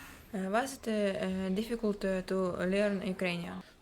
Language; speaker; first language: English; non-native, learner; Ukrainian